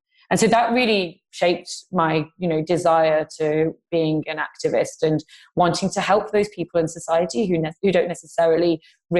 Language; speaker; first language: English; non-native, local second language; Gujarati